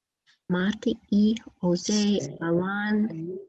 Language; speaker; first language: Spanish; non-native, learner; English